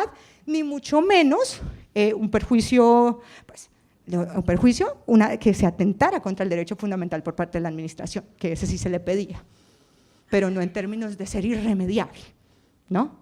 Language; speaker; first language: Spanish; native; Spanish